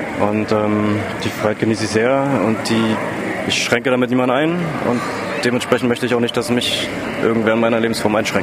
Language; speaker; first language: German; native; German